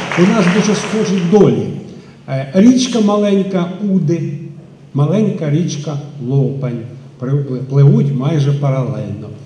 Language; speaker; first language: Ukrainian; native; Ukrainian